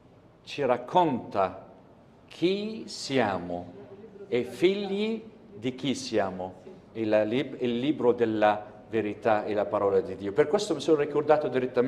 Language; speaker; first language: Italian; non-native, fluent; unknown